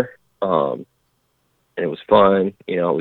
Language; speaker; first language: English; native; English